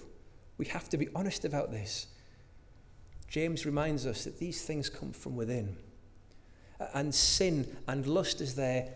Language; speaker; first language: English; native; English